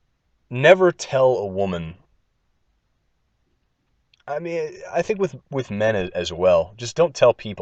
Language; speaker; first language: English; native; English